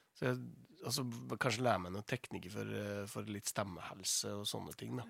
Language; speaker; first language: Norwegian; native; Norwegian